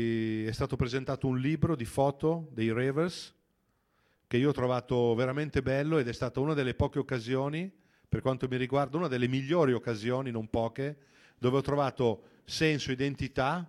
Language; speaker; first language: Italian; native; Italian